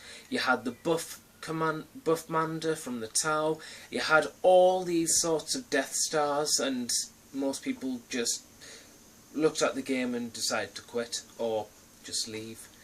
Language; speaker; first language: English; native; English